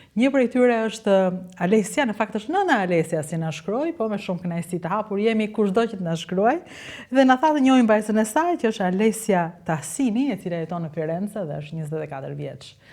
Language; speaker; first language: Albanian; native; Albanian